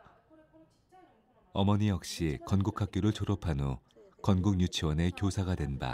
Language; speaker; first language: Korean; native; Korean